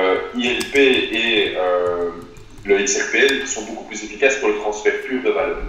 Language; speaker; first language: French; native; French